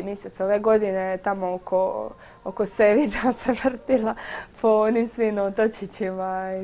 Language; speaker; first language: Croatian; native; Croatian